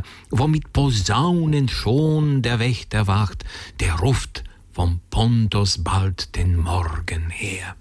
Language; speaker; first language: German; native; German